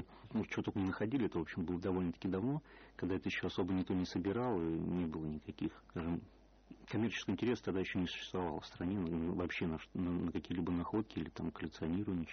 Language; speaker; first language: Russian; native; Russian